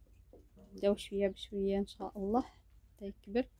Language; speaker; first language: Arabic; native; Arabic